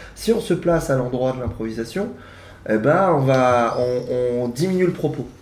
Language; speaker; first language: French; native; French